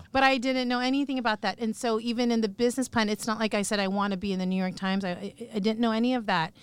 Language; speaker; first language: English; native; English